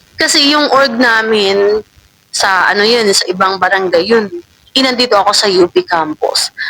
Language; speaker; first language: Filipino; non-native, local second language; Waray